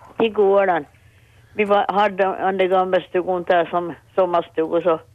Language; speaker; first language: Swedish; native; Swedish